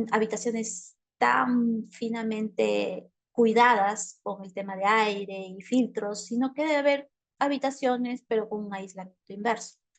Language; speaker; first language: Spanish; native; Spanish